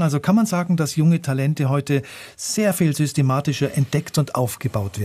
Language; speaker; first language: German; native; German